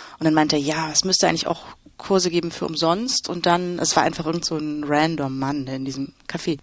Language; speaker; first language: German; native; German